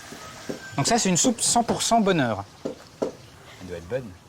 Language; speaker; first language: French; native; French